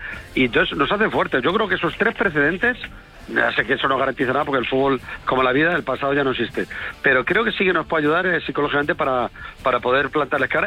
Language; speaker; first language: Spanish; native; Spanish